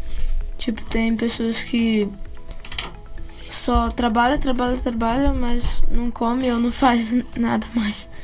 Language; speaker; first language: Portuguese; early bilingual, heritage; Portuguese